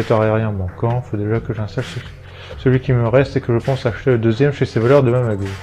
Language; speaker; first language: French; native; French